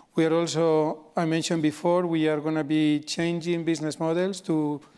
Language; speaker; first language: English; non-native, fluent; Spanish